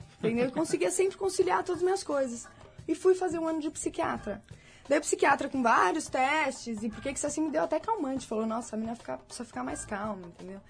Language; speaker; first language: Portuguese; native; Portuguese